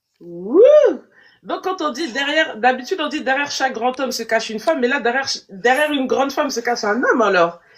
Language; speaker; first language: French; native; French